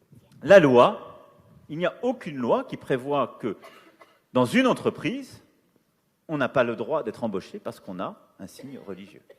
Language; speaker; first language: French; native; French